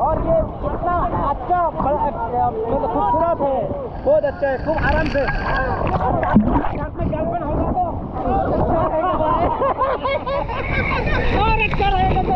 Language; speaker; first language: Hindi; non-native, local second language; Bangla